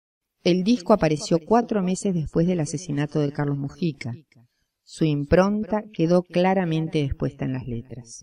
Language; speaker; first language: Spanish; native; Spanish